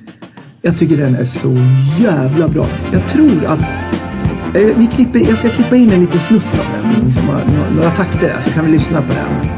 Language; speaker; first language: Swedish; native; Swedish